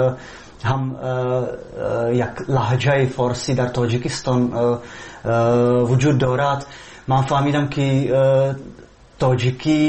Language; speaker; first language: Persian; non-native, fluent; Czech